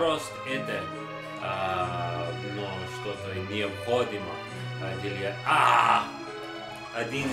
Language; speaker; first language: Russian; non-native, learner; English